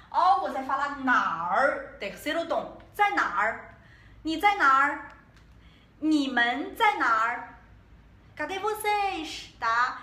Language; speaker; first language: Portuguese; non-native, learner; Chinese